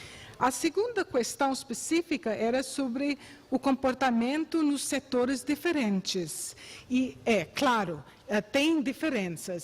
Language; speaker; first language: Portuguese; non-native, fluent; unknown